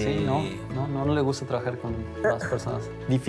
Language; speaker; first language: Spanish; native; Spanish